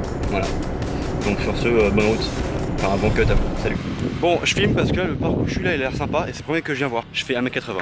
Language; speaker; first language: French; native; French